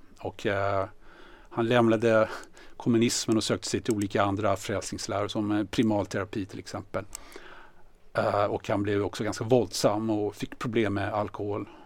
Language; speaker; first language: Swedish; native; Swedish